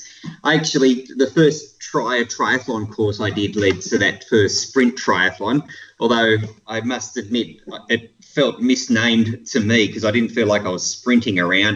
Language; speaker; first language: English; native; English